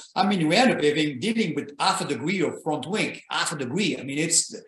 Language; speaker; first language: English; non-native, fluent; French